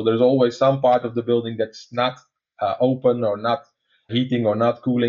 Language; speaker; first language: English; non-native, fluent; Dutch